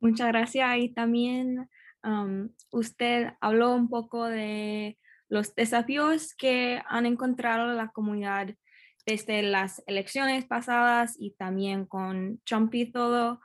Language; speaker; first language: Spanish; non-native, fluent; English